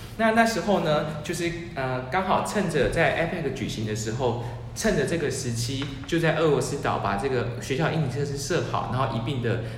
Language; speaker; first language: Chinese; native; Chinese